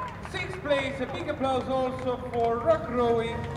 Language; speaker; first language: English; non-native, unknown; Italian